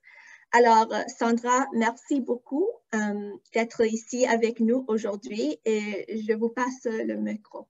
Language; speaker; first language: French; non-native, fluent; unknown